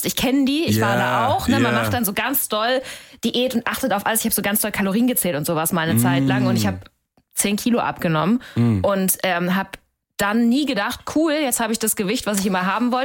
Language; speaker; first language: German; native; German